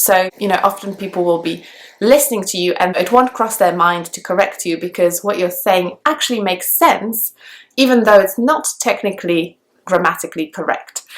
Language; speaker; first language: English; non-native, fluent; Polish